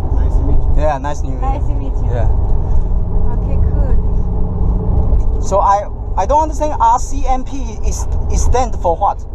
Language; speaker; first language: English; non-native, fluent; Chinese